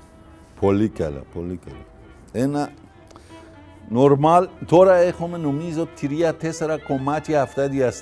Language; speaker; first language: Greek; non-native, learner; Persian